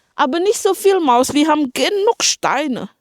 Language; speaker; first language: German; non-native, fluent; Indonesian